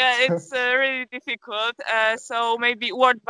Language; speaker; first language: English; non-native, fluent; Polish